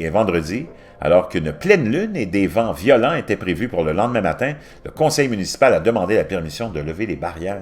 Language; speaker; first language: French; native; French